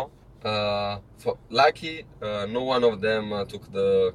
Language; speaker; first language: English; non-native, learner; Italian